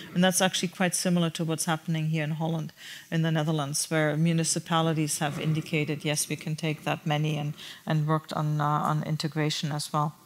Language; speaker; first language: English; non-native, fluent; German